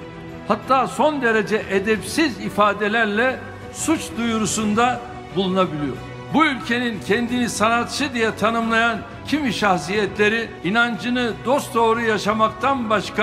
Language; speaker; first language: Turkish; native; Turkish